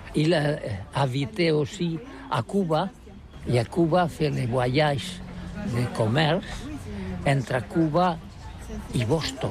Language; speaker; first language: French; non-native, learner; Catalan